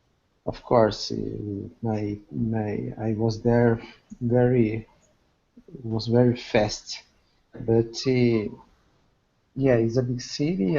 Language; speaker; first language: English; non-native, learner; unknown